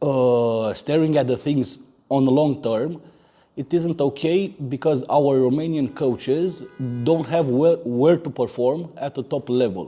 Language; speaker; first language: English; non-native, fluent; Romanian